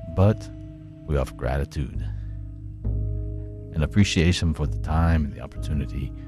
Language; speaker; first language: English; native; English